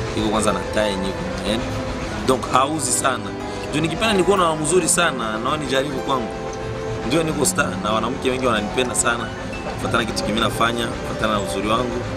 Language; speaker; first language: Swahili; native; Swahili